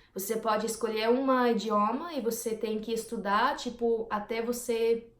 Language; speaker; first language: Portuguese; non-native, fluent; English